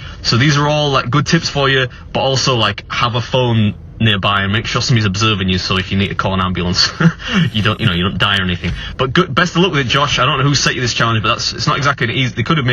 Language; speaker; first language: English; native; English